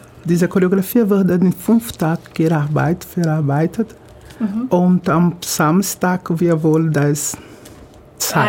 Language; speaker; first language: German; non-native, fluent; Portuguese